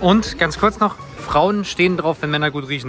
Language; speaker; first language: German; native; German